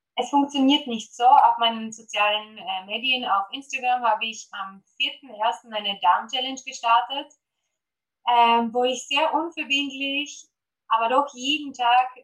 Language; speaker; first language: German; non-native, fluent; Polish